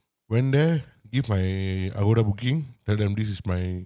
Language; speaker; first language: English; non-native, local second language; Tamil